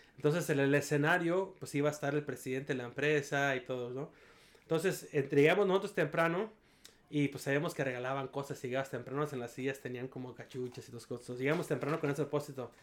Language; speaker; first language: Spanish; native; Spanish